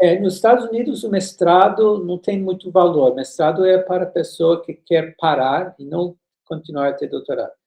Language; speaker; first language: Portuguese; non-native, fluent; English